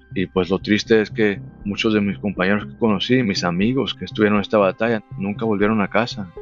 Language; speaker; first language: Spanish; early bilingual, heritage; Spanish